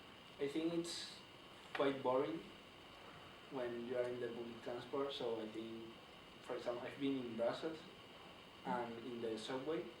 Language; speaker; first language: English; non-native, fluent; Spanish